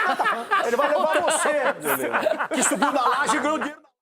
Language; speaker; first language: Portuguese; native; Portuguese